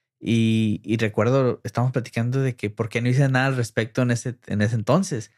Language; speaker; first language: Spanish; early bilingual, heritage; English